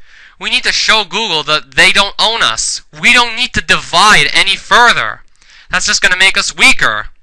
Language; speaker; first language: English; native; English